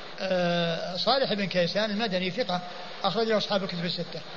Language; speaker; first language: Arabic; native; Arabic